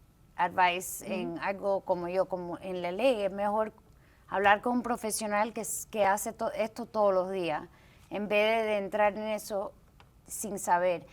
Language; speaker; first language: Spanish; early bilingual, heritage; Spanish